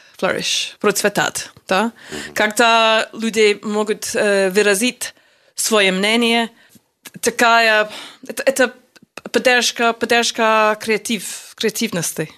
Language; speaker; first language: Russian; non-native, learner; English